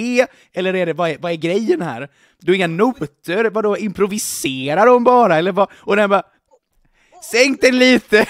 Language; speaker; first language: Swedish; native; Swedish